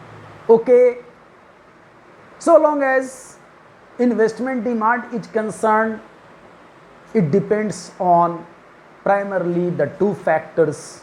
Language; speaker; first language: English; non-native, local second language; Hindi